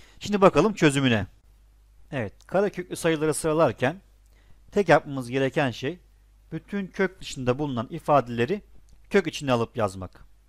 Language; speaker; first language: Turkish; native; Turkish